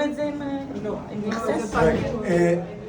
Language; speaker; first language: Hebrew; non-native, fluent; Russian